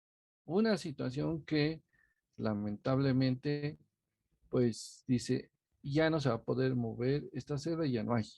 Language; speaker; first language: Spanish; native; Spanish